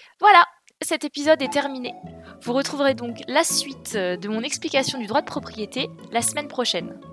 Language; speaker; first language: French; native; French